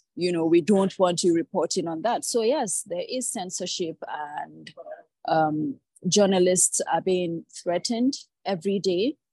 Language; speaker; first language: English; non-native, local second language; Hausa